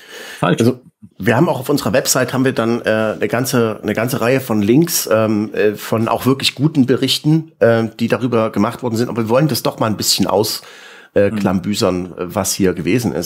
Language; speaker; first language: German; native; German